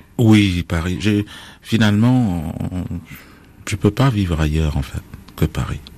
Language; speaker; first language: French; non-native, fluent; Acoli